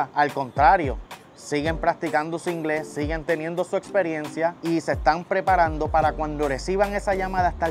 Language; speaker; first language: Spanish; native; Spanish